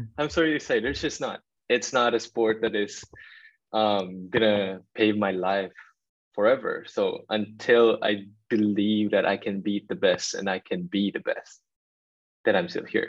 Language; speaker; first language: English; non-native, local second language; Filipino